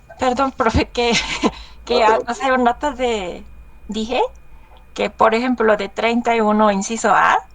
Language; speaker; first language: Spanish; non-native, learner; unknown